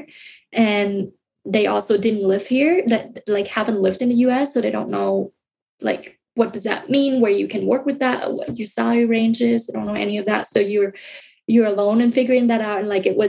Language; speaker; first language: English; non-native, fluent; Vietnamese